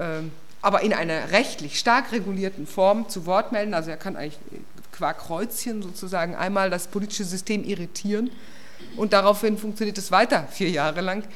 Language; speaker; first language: German; native; German